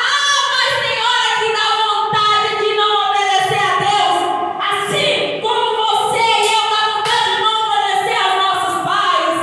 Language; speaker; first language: Portuguese; native; Portuguese